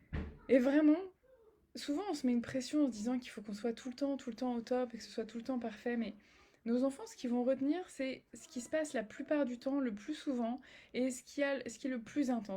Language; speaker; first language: French; native; French